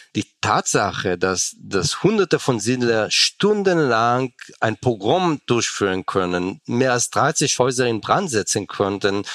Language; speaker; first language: German; non-native, fluent; Hebrew